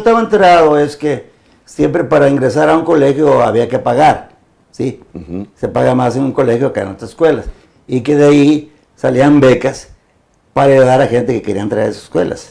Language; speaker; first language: Spanish; native; Spanish